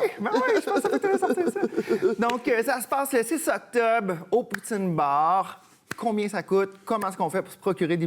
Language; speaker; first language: French; native; French